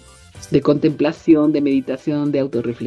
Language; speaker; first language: Spanish; native; Spanish